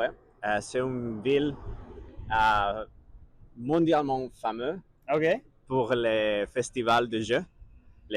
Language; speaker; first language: French; non-native, learner; Catalan